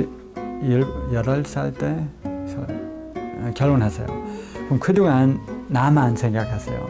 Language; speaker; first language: Korean; non-native, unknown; English